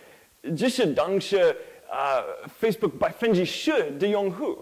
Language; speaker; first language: Chinese; non-native, learner; English